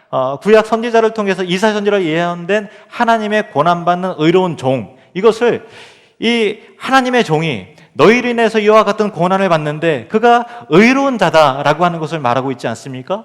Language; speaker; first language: Korean; native; Korean